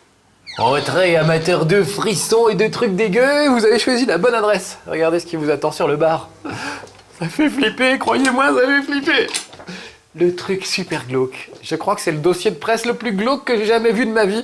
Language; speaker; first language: French; native; French